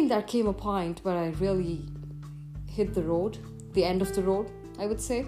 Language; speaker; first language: English; non-native, local second language; Tamil